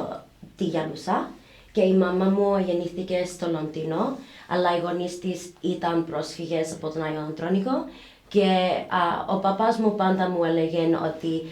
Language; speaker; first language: Greek; early bilingual, heritage; English